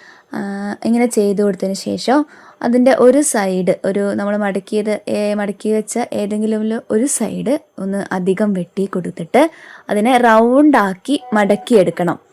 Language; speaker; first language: Malayalam; native; Malayalam